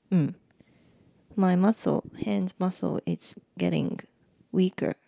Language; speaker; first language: English; non-native, fluent; Japanese